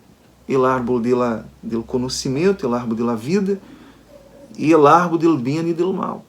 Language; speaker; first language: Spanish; non-native, learner; Portuguese